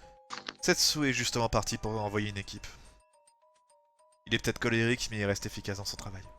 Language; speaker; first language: French; native; French